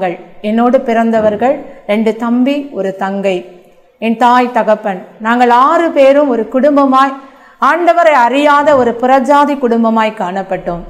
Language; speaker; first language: Tamil; native; Tamil